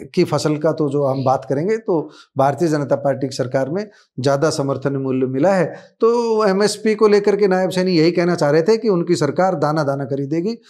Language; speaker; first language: Hindi; native; Hindi